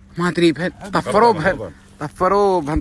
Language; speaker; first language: Arabic; native; Arabic